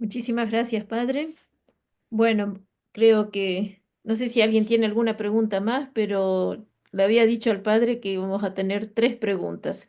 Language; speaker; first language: Spanish; native; Spanish